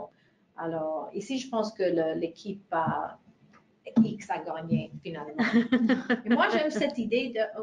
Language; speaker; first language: French; non-native, fluent; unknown